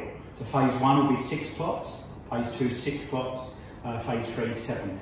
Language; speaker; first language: English; native; English